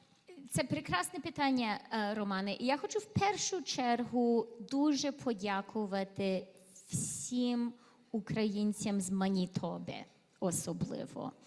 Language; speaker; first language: Ukrainian; early bilingual, heritage; Ukrainian